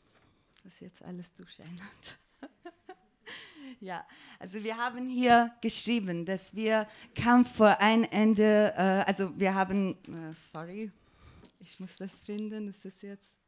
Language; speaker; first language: German; non-native, fluent; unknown